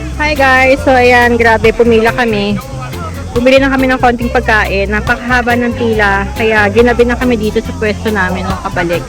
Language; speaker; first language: Filipino; native; Filipino